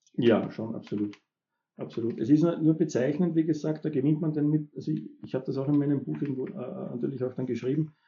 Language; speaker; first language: German; native; German